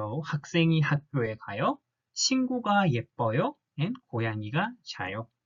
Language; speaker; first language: Korean; non-native, fluent; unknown